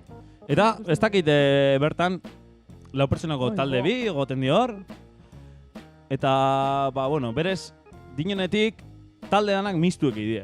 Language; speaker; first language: Basque; native; Basque